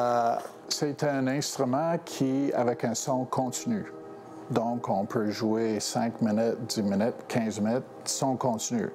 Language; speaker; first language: French; non-native, local second language; English